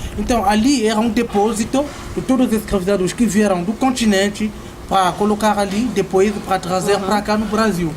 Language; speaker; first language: Portuguese; non-native, fluent; Kongo